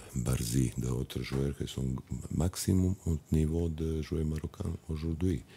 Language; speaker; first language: French; non-native, learner; Italian